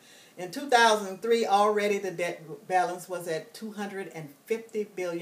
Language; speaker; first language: English; native; English